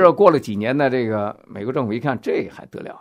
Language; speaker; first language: Chinese; native; Chinese